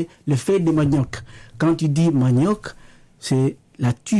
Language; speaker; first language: French; non-native, local second language; Lingala